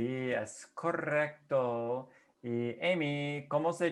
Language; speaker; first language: Spanish; non-native, fluent; English